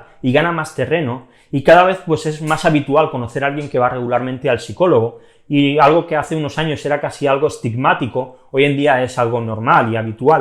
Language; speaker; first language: Spanish; native; Spanish